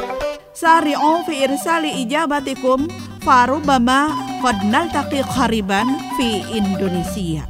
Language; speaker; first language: Arabic; non-native, fluent; Indonesian